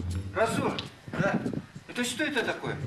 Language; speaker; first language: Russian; non-native, learner; Korean